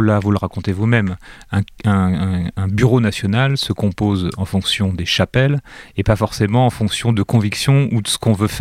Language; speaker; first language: French; native; French